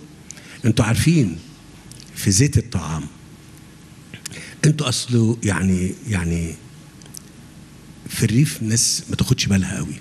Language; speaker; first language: Arabic; native; Arabic